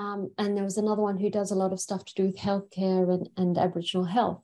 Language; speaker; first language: English; native; English